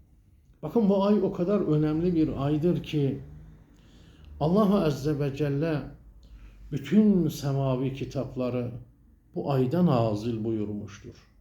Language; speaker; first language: Turkish; native; Turkish